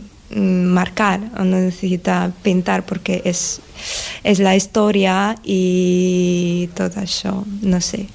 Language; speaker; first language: Catalan; non-native, learner; Russian